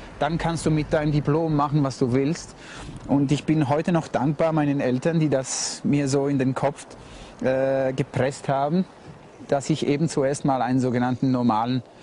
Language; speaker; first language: German; native; German